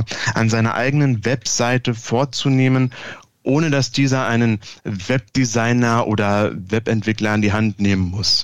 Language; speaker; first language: German; native; German